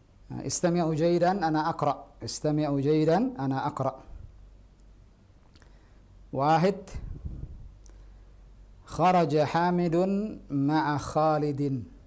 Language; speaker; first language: Arabic; non-native, fluent; Indonesian